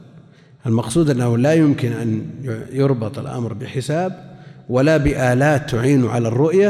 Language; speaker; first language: Arabic; native; Arabic